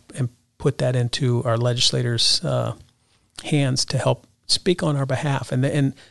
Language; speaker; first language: English; native; English